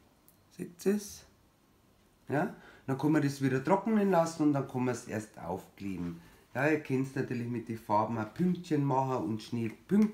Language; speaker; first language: German; native; German